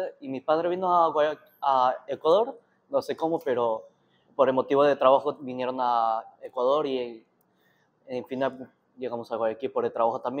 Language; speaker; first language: Spanish; early bilingual, heritage; Korean